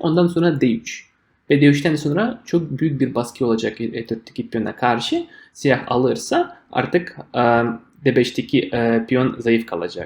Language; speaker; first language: Turkish; non-native, fluent; Russian